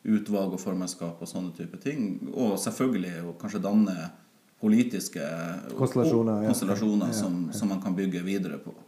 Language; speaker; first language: Norwegian; native; Norwegian